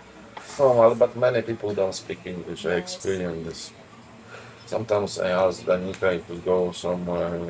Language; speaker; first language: English; non-native, learner; Polish